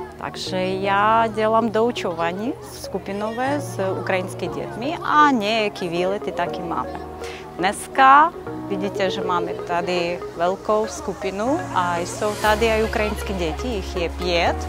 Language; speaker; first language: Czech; non-native, learner; Ukrainian